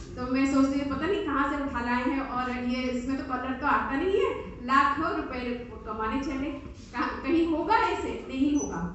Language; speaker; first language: Hindi; non-native, local second language; Odia